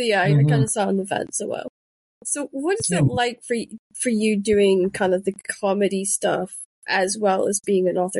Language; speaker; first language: English; non-native, local second language; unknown